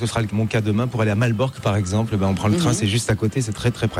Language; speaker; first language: French; native; French